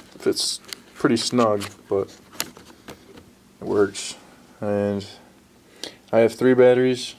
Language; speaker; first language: English; native; English